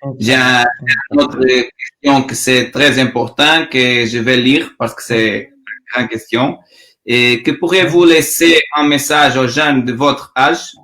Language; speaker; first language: French; non-native, learner; Portuguese